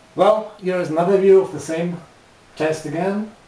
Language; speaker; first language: English; non-native, fluent; German